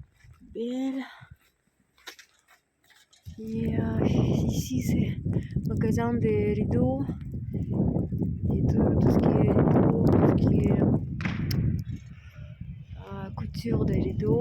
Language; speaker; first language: French; non-native, fluent; Russian